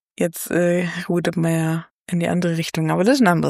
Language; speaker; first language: German; native; German